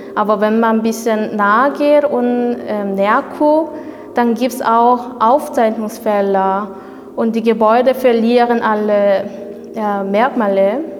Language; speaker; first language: German; non-native, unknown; Korean